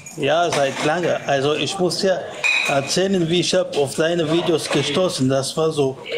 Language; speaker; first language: German; non-native, fluent; Bulgarian